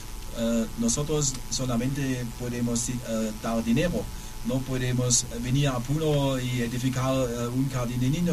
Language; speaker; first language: Spanish; non-native, learner; German